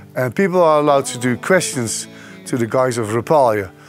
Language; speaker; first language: English; non-native, fluent; Dutch